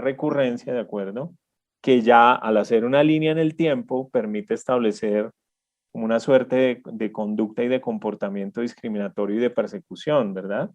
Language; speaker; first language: Spanish; native; Spanish